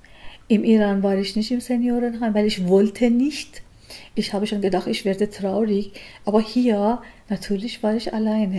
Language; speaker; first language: German; non-native, learner; Persian